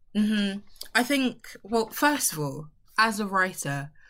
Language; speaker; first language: English; early bilingual, other home language; Yoruba